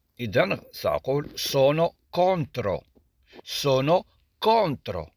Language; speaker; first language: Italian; non-native, learner; Arabic